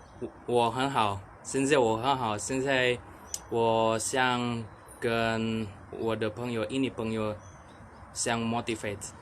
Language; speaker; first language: Chinese; non-native, learner; Indonesian